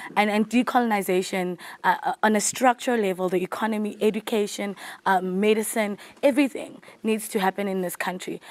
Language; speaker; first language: English; non-native, local second language; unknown